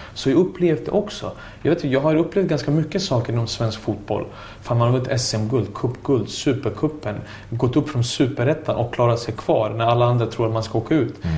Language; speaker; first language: Swedish; early bilingual, other home language; Serbian